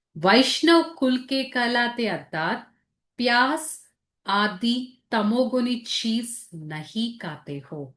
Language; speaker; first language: Hindi; non-native, local second language; Telugu